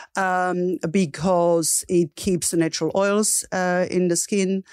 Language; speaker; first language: English; non-native, fluent; German